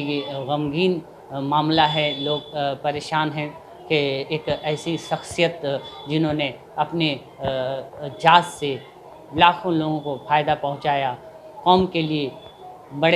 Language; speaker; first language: Urdu; native; Urdu